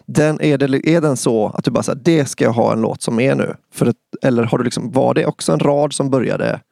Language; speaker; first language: Swedish; native; Swedish